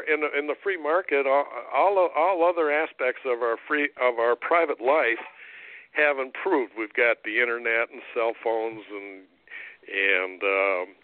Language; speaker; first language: English; native; English